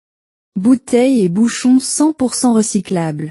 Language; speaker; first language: French; non-native, learner; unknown